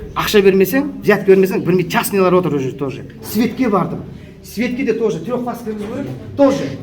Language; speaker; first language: Russian; non-native, local second language; Kazakh